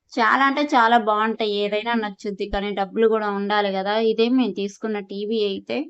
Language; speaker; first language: Telugu; native; Telugu